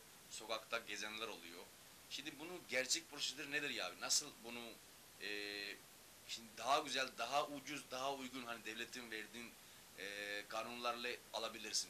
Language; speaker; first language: Turkish; non-native, learner; Urdu